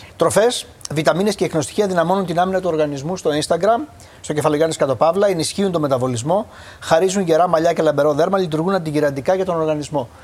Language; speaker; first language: Greek; native; Greek